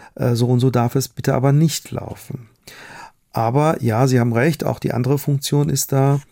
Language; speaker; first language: German; non-native, fluent; Persian